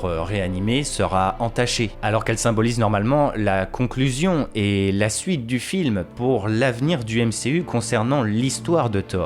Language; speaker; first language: French; native; French